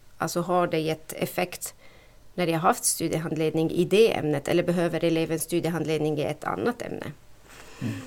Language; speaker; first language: Swedish; non-native, fluent; Arabic